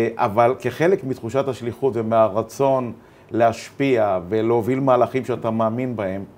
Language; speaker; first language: Hebrew; native; Hebrew